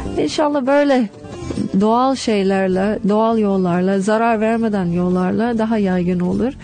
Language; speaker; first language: Turkish; non-native, fluent; English